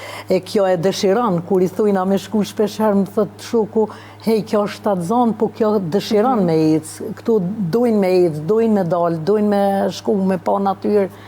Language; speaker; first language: Albanian; native; Albanian